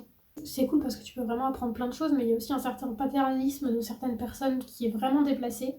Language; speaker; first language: French; native; French